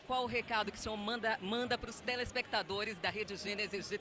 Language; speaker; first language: Portuguese; native; Portuguese